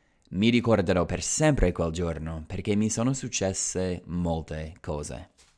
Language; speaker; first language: Italian; non-native, fluent; English